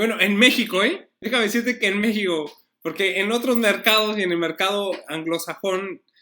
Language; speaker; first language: Spanish; native; Spanish